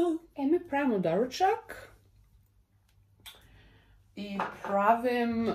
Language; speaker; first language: German; early bilingual, heritage; German